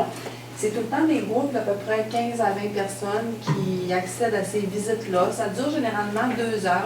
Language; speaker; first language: French; native; French